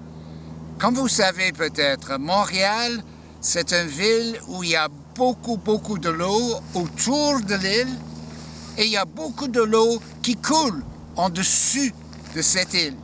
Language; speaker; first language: French; non-native, local second language; English